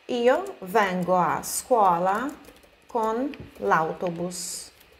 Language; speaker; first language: Italian; non-native, fluent; Portuguese